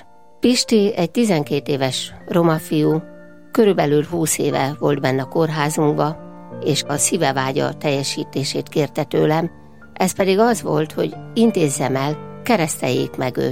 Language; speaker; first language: Hungarian; native; Hungarian